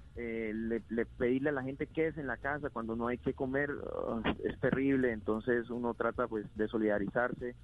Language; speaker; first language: Spanish; native; Spanish